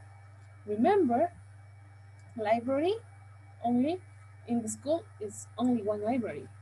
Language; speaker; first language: English; non-native, fluent; Spanish